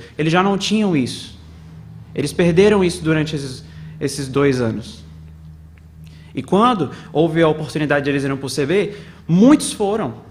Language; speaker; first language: Portuguese; native; Portuguese